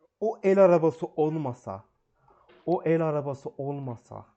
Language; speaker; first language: Turkish; native; Turkish